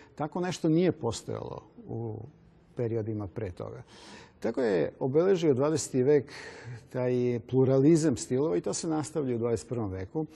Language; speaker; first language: Serbian; native; Serbian